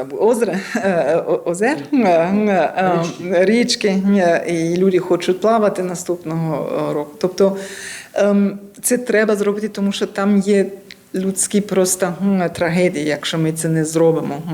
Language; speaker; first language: Ukrainian; non-native, learner; German